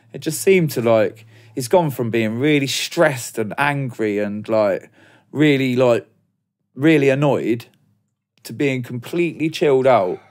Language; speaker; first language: English; native; English